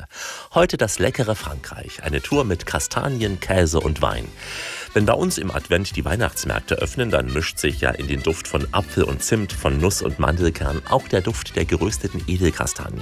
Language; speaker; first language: German; native; German